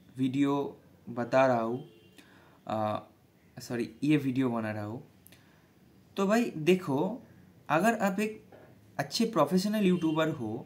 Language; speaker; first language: Hindi; non-native, local second language; Bangla